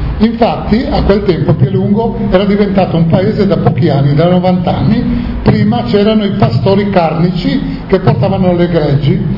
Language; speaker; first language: Italian; native; Italian